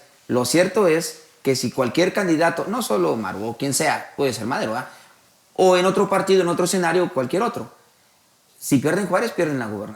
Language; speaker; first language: Spanish; native; Spanish